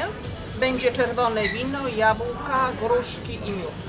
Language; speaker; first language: Polish; non-native, fluent; Italian